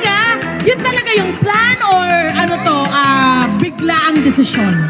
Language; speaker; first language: Filipino; native; Filipino